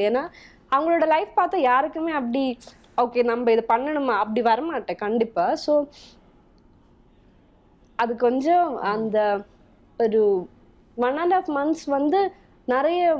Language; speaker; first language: Tamil; non-native, local second language; Malayalam